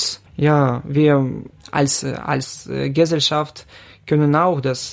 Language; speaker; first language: German; non-native, fluent; Ukrainian